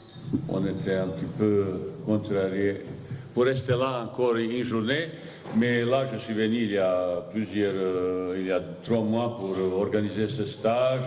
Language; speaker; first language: French; non-native, fluent; Bosnian